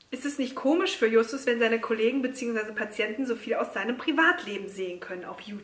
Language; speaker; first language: German; native; German